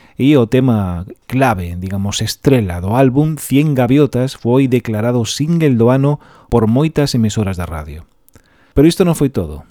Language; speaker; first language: Galician; non-native, local second language; Spanish